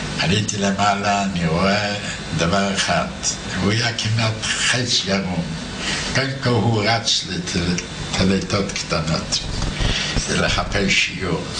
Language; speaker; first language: Hebrew; non-native, fluent; Yiddish